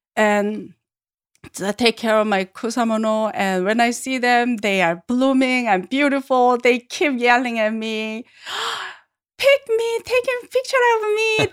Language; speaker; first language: English; non-native, learner; Korean